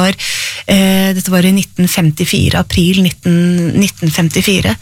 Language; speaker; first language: Norwegian; native; Norwegian